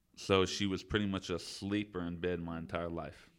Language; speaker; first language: English; native; English